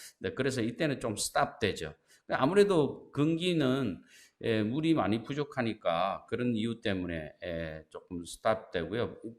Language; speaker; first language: Korean; native; Korean